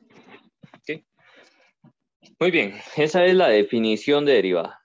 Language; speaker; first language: Spanish; native; Spanish